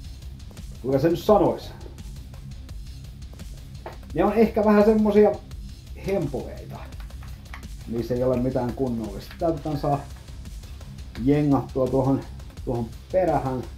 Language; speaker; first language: Finnish; native; Finnish